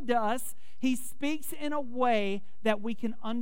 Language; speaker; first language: English; native; English